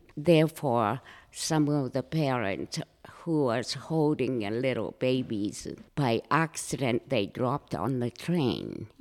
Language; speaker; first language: English; non-native, fluent; Japanese